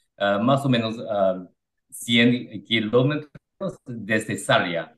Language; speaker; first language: Spanish; non-native, learner; English